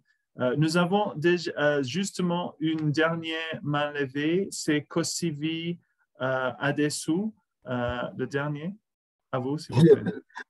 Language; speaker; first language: French; non-native, fluent; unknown